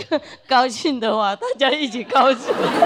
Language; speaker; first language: Chinese; non-native, fluent; Vietnamese